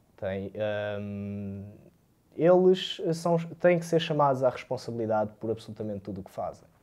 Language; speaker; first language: Portuguese; early bilingual, other home language; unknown